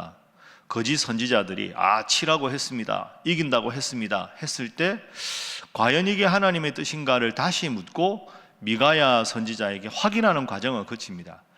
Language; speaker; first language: Korean; native; Korean